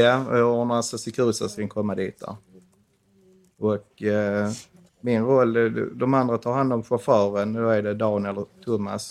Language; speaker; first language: Swedish; native; Swedish